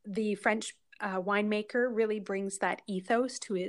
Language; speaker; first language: English; native; English